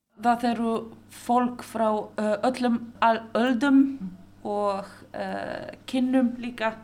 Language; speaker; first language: Icelandic; non-native, local second language; Polish